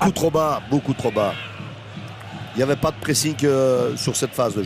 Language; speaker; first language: French; native; French